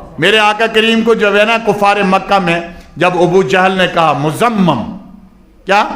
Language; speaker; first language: Urdu; non-native, local second language; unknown